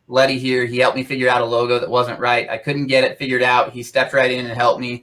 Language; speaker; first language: English; native; English